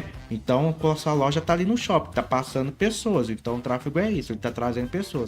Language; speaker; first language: Portuguese; native; Portuguese